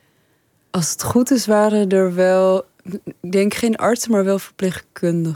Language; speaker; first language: Dutch; early bilingual, other home language; Persian